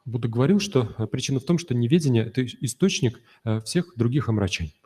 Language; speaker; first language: Russian; native; Russian